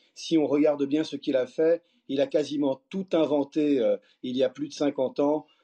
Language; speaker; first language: French; early bilingual, other home language; Portuguese